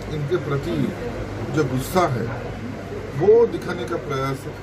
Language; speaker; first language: Hindi; non-native, local second language; Bangla